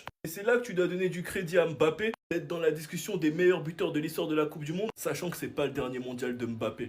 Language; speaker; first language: French; native; French